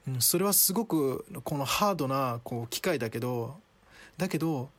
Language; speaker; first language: Japanese; early bilingual, other home language; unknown